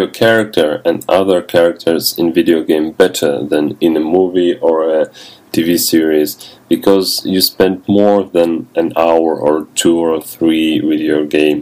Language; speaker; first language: English; non-native, fluent; Russian